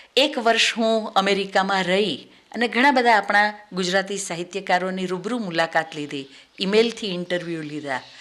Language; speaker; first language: Gujarati; native; Gujarati